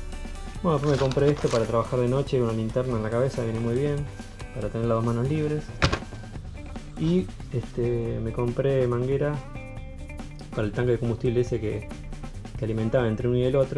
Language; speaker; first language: Spanish; native; Spanish